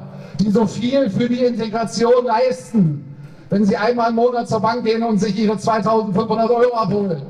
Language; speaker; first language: German; native; German